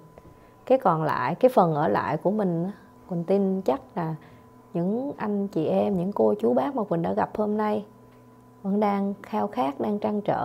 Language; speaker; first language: Vietnamese; native; Vietnamese